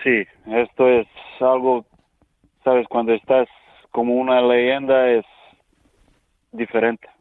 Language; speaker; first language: Spanish; non-native, learner; Serbian